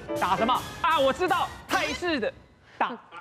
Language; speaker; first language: Chinese; native; Chinese